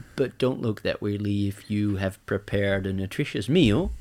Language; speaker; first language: English; non-native, fluent; Dutch